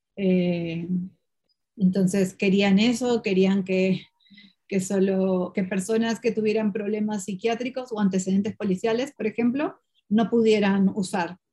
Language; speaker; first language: Spanish; non-native, local second language; Portuguese